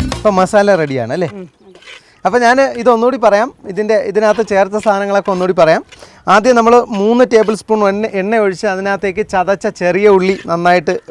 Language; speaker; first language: Malayalam; native; Malayalam